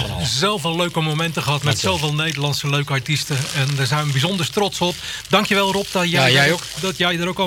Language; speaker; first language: Dutch; native; Dutch